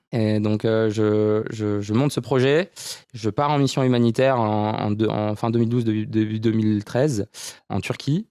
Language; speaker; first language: French; early bilingual, other home language; Romanian